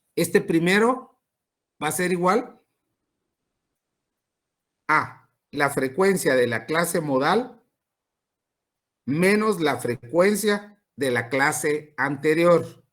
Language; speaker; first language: Spanish; native; Spanish